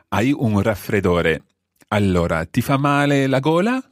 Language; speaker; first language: Italian; non-native, fluent; English